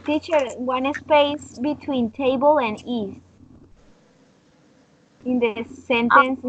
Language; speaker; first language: English; non-native, learner; Spanish